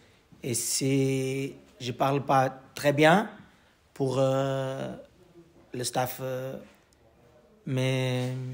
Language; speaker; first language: French; non-native, learner; Portuguese